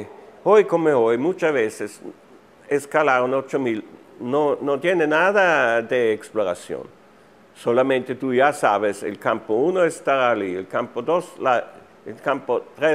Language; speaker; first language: Spanish; non-native, fluent; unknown